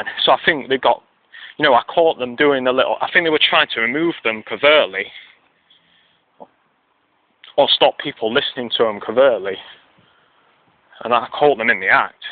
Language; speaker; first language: English; native; English